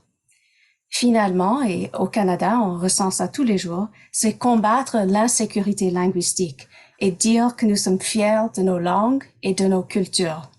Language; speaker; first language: French; non-native, local second language; English